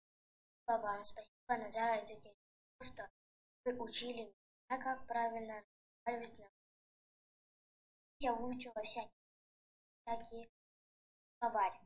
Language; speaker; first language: Russian; non-native, learner; Kazakh